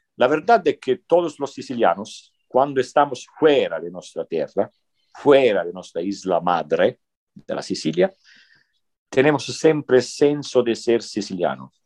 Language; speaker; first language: Spanish; non-native, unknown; Italian